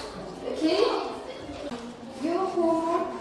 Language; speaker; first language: English; non-native, learner; Kazakh